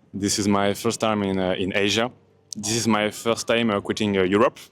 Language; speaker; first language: English; non-native, learner; French